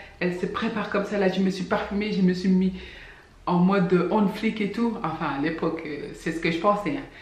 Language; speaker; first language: French; non-native, local second language; Fula